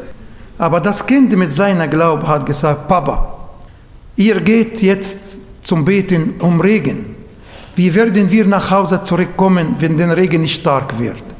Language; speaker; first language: German; non-native, fluent; Arabic